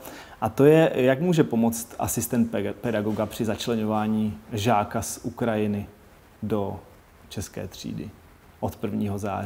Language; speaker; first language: Czech; native; Czech